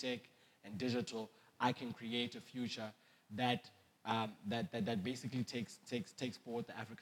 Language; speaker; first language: English; non-native, local second language; Southern Sotho